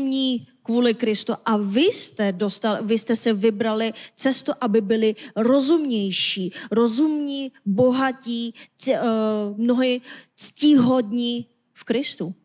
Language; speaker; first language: Czech; non-native, fluent; Korean